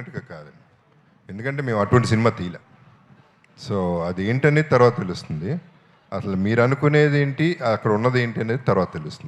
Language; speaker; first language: Telugu; native; Telugu